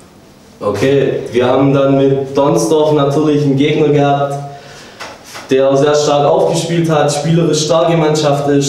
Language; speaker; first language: German; native; German